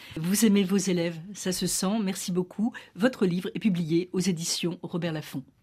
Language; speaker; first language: French; native; French